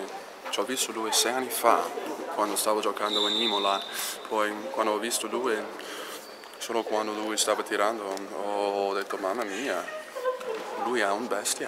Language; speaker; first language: Italian; non-native, learner; English